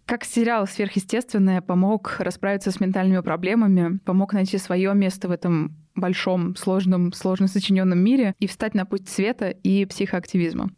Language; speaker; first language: Russian; native; Russian